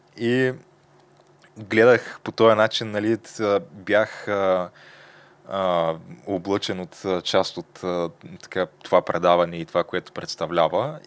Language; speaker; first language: Bulgarian; native; Bulgarian